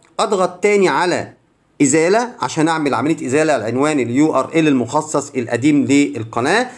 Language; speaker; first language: Arabic; native; Arabic